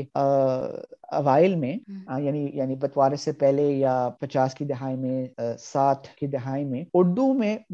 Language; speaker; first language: Urdu; early bilingual, heritage; Urdu